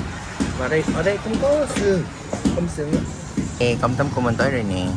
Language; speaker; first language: Vietnamese; non-native, learner; Korean